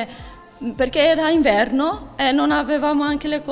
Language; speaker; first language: Italian; non-native, learner; Albanian